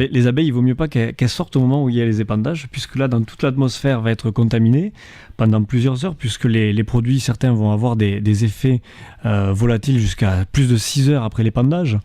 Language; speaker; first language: French; native; French